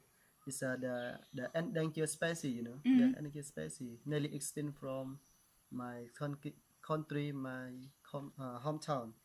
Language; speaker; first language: English; non-native, learner; Khmer